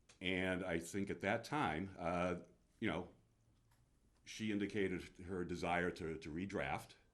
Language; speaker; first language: English; native; English